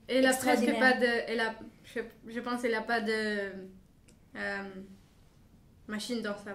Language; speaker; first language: French; non-native, fluent; Bulgarian